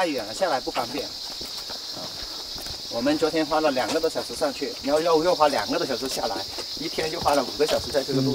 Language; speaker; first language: Chinese; native; Chinese